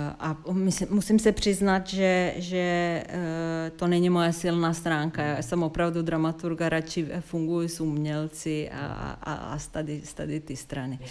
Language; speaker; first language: Czech; non-native, fluent; Serbian